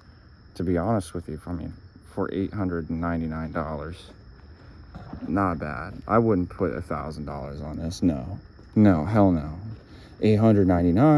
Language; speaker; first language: English; native; English